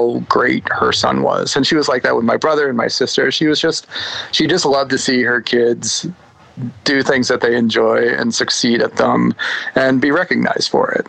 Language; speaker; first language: English; native; English